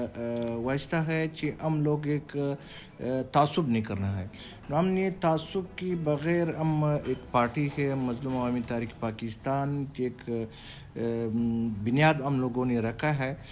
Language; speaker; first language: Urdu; non-native, local second language; Pashto